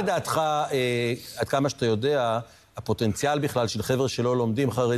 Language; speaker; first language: Hebrew; native; Hebrew